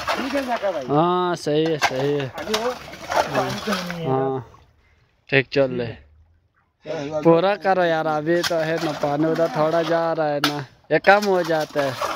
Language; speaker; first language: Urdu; non-native, local second language; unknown